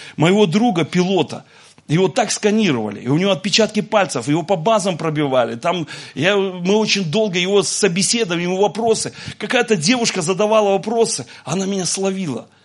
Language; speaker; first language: Russian; native; Russian